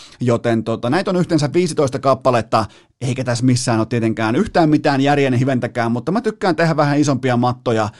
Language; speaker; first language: Finnish; native; Finnish